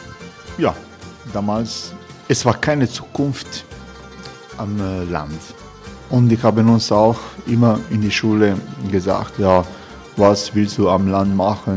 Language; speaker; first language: German; non-native, learner; Croatian